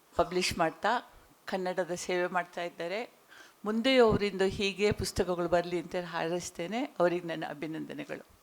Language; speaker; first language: Kannada; non-native, local second language; Konkani